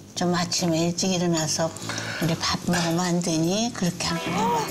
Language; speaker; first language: Korean; native; Korean